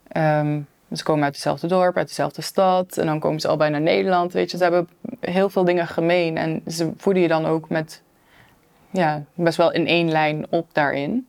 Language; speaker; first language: Dutch; early bilingual, other home language; Turkish